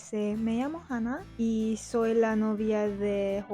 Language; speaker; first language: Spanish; non-native, learner; English